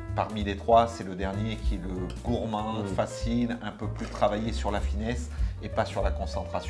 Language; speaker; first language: French; native; French